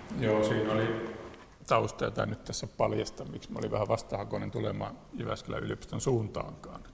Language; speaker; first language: Finnish; native; Finnish